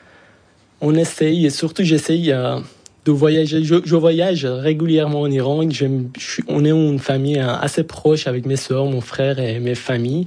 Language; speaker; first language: French; non-native, fluent; Persian